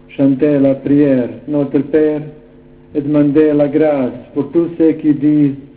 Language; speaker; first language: French; non-native, learner; Croatian